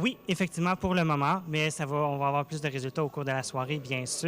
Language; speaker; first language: French; native; French